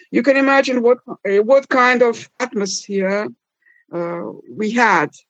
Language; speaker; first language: English; non-native, fluent; German